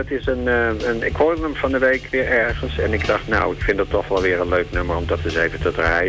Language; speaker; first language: Dutch; native; Dutch